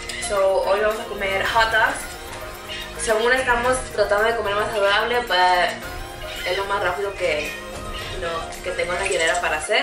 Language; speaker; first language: Spanish; early bilingual, heritage; Spanish